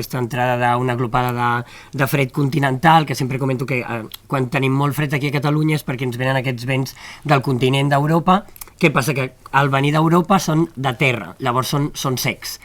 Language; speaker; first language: Catalan; native; Catalan